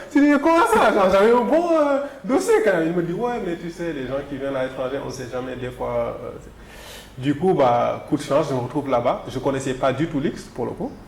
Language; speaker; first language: French; non-native, local second language; Wolof